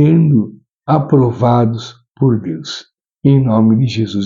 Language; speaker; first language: Portuguese; native; Portuguese